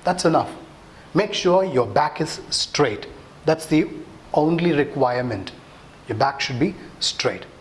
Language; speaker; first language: English; non-native, local second language; Tamil